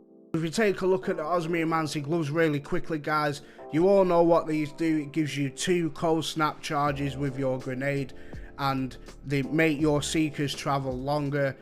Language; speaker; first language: English; native; English